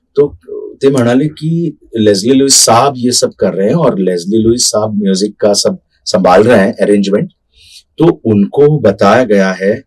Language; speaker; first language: Hindi; non-native, local second language; Marathi